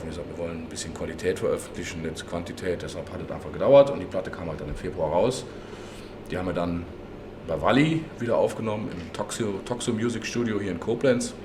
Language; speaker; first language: German; native; German